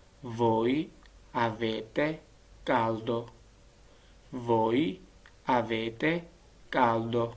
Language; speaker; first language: Italian; non-native, learner; Georgian